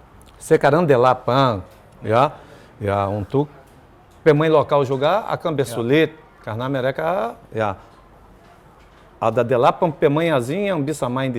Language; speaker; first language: Indonesian; non-native, fluent; Portuguese